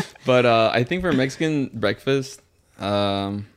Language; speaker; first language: English; native; English